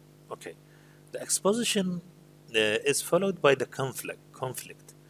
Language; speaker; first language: English; non-native, fluent; Arabic